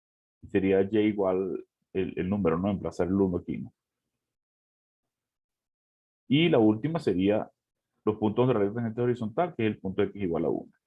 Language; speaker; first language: Spanish; native; Spanish